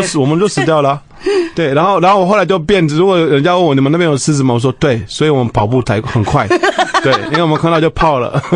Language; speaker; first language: Chinese; non-native, fluent; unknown